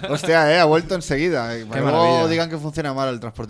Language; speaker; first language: Spanish; native; Spanish